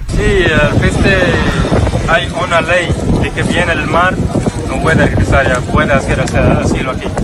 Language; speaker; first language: Spanish; non-native, learner; Arabic